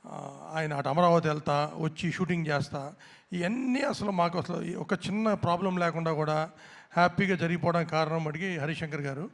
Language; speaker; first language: Telugu; native; Telugu